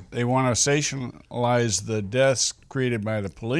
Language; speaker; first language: English; native; English